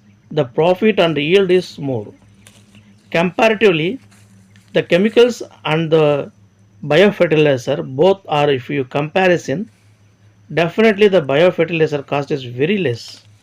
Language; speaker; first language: English; non-native, local second language; Tamil